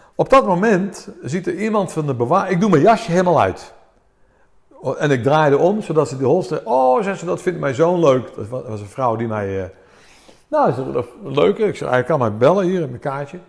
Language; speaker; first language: Dutch; early bilingual, other home language; Armenian